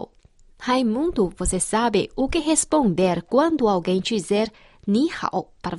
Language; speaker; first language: Portuguese; non-native, fluent; Chinese